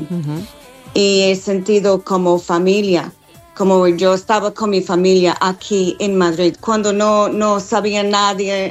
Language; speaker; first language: Spanish; non-native, fluent; English